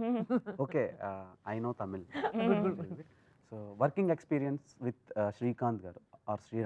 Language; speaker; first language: Telugu; native; Telugu